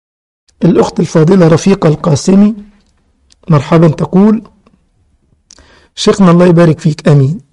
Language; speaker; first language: Arabic; native; Arabic